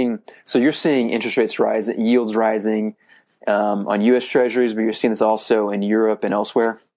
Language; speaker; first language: English; native; English